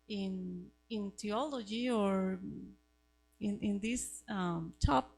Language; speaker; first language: English; non-native, learner; Spanish